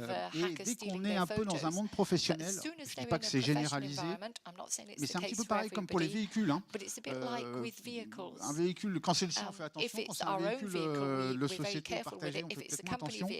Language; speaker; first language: French; native; French